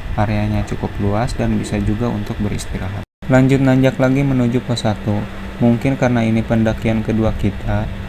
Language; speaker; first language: Indonesian; native; Indonesian